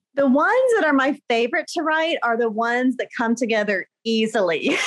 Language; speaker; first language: English; native; English